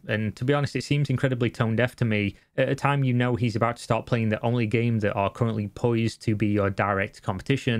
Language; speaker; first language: English; native; English